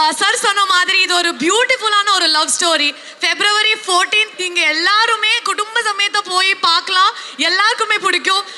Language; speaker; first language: Tamil; non-native, local second language; Kannada